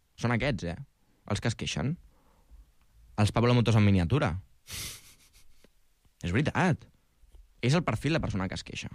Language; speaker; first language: Catalan; native; Catalan